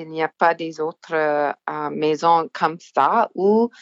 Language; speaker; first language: French; non-native, local second language; English